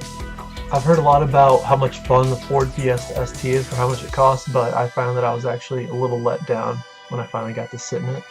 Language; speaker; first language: English; native; English